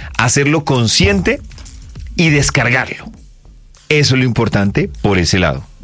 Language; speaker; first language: Spanish; native; Spanish